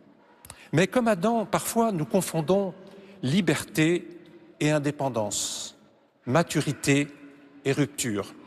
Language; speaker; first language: French; native; French